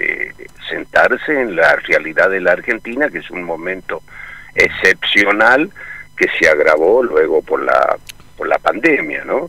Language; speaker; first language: Spanish; native; Spanish